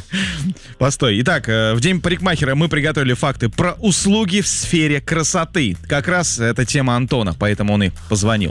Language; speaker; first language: Russian; native; Russian